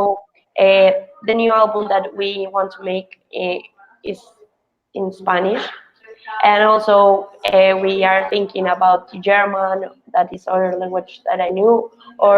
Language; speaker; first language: English; non-native, fluent; Spanish